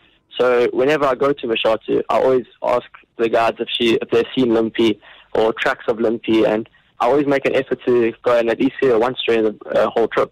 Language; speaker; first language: English; native; English